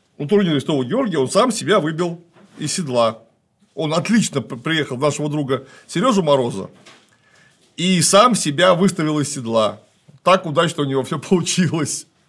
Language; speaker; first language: Russian; native; Russian